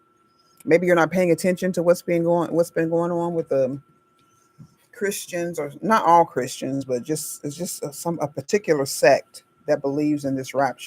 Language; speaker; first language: English; native; English